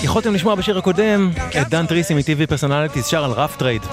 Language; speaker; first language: Hebrew; native; Hebrew